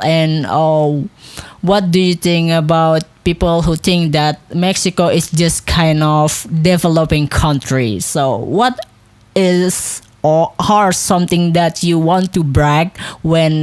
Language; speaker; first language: English; non-native, local second language; Indonesian